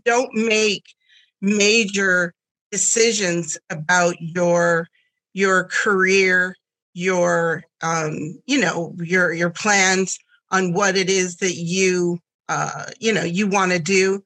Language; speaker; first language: English; early bilingual, other home language; German